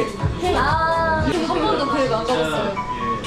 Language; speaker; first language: Korean; non-native, fluent; Japanese